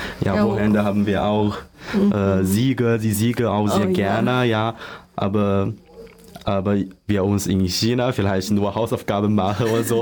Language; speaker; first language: German; non-native, learner; Chinese